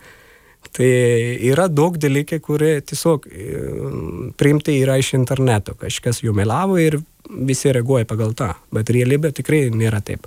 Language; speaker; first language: Lithuanian; non-native, fluent; Urdu